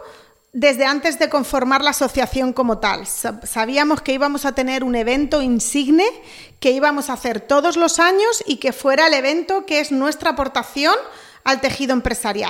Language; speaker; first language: Spanish; native; Spanish